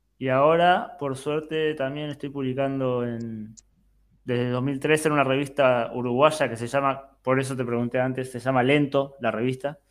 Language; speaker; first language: Spanish; native; Spanish